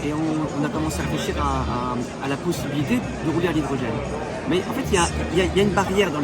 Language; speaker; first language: French; native; French